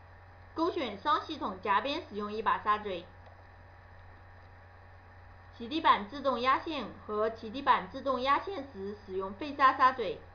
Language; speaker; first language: Chinese; native; Chinese